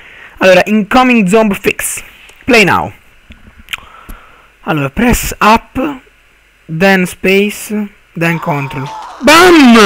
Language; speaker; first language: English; non-native, learner; Italian